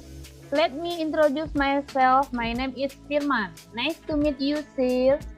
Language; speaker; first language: English; non-native, learner; Indonesian